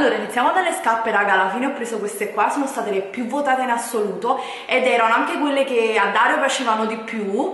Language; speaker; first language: Italian; native; Italian